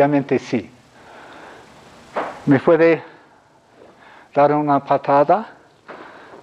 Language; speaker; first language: Spanish; non-native, fluent; English